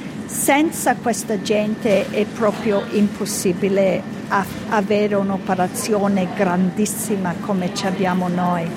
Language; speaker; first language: Italian; early bilingual, heritage; Italian